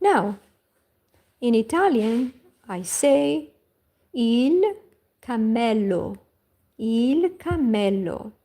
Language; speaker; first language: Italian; non-native, learner; Portuguese